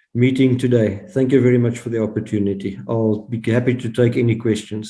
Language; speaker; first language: English; non-native, local second language; Afrikaans